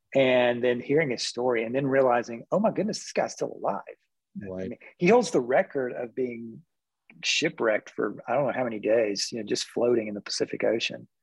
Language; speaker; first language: English; native; English